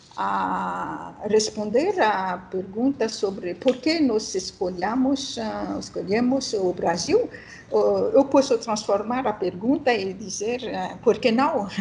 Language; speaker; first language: Portuguese; non-native, learner; French